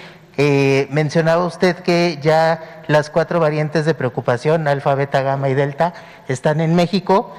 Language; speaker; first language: Spanish; native; Spanish